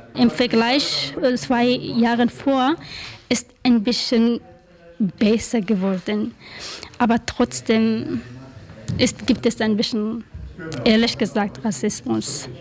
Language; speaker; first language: German; non-native, learner; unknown